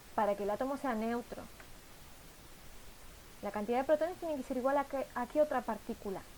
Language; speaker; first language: Spanish; native; Spanish